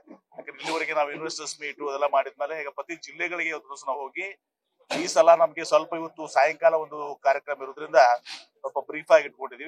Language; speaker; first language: Kannada; native; Kannada